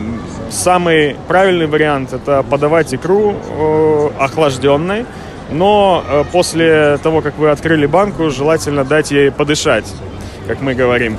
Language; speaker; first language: Russian; native; Russian